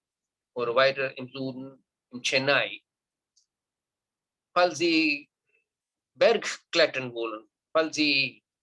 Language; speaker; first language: German; non-native, learner; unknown